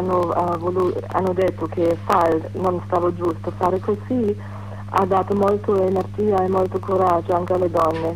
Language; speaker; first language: Italian; non-native, fluent; German